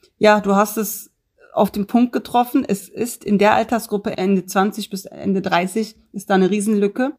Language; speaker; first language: German; early bilingual, other home language; Turkish